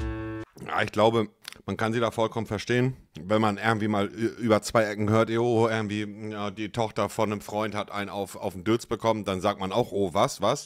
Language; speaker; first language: German; native; German